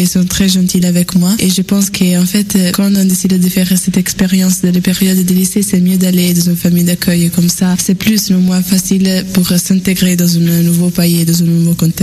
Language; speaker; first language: French; non-native, fluent; Italian